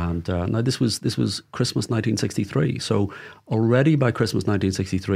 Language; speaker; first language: English; native; English